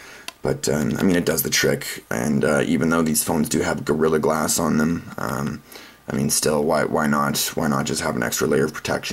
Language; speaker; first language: English; native; English